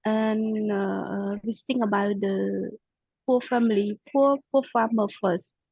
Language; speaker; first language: English; non-native, local second language; Khmer